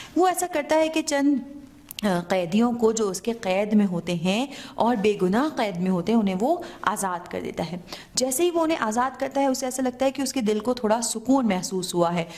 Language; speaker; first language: Urdu; native; Urdu